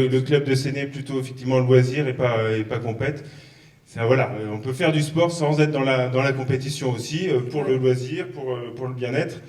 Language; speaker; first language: French; native; French